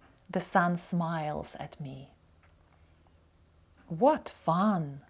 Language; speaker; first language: English; non-native, fluent; Ukrainian